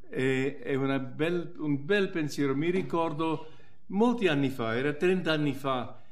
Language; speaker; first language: Italian; non-native, fluent; English